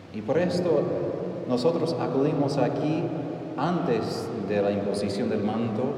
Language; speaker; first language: Spanish; non-native, fluent; English